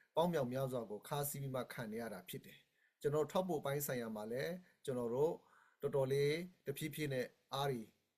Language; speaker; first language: Burmese; non-native, local second language; Hakha Chin